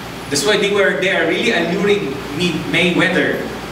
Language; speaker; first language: English; non-native, local second language; Chavacano